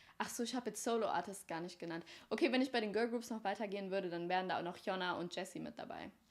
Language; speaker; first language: German; early bilingual, other home language; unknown